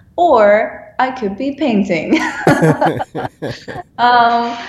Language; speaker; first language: English; non-native, fluent; Dutch